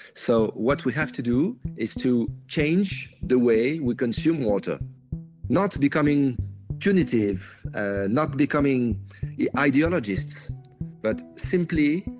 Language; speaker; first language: English; non-native, fluent; French